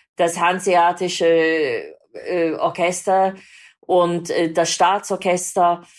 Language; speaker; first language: German; non-native, fluent; English